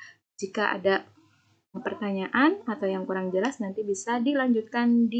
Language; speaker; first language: Indonesian; native; Indonesian